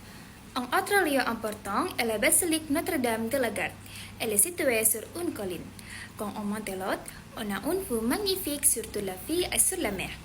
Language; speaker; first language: French; non-native, learner; Indonesian